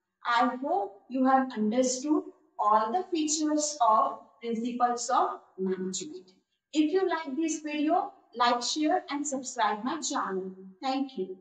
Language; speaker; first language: English; non-native, local second language; Hindi